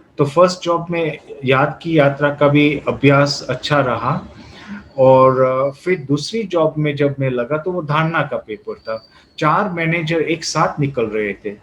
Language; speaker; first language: Hindi; non-native, fluent; Gujarati